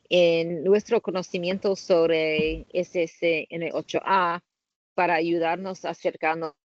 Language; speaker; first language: Spanish; non-native, learner; English